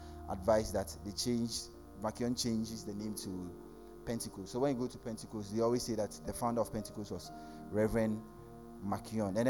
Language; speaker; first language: English; non-native, local second language; Akan